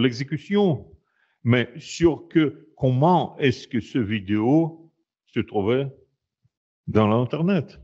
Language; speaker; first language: French; non-native, fluent; Russian